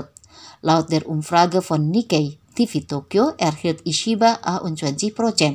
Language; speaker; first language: German; non-native, fluent; Indonesian